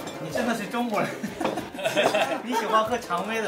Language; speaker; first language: Chinese; non-native, fluent; Japanese